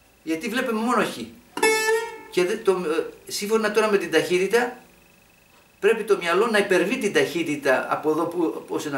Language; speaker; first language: Greek; native; Greek